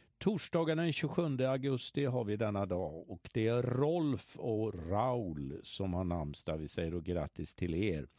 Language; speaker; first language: Swedish; native; Swedish